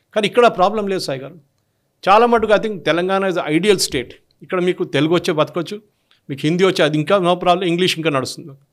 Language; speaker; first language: Telugu; non-native, local second language; Malayalam